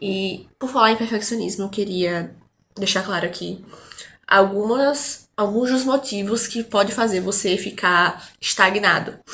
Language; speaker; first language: Portuguese; native; Portuguese